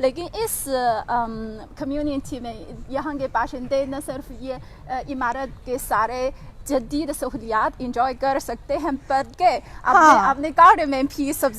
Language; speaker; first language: Urdu; non-native, fluent; Chinese